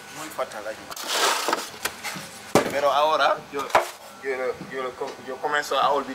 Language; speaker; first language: Spanish; non-native, learner; Wolof